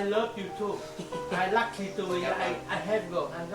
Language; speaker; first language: English; non-native, learner; Vietnamese